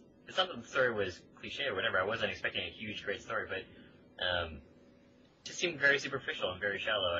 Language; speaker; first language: English; native; English